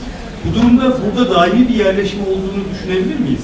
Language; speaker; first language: Turkish; native; Turkish